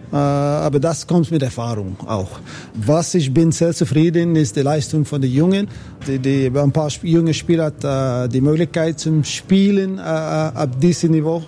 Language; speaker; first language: German; non-native, fluent; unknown